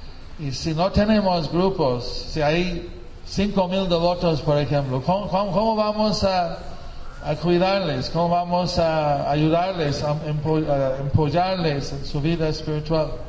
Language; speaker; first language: Spanish; non-native, fluent; English